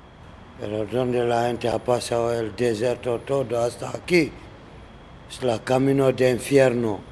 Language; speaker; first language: Spanish; non-native, learner; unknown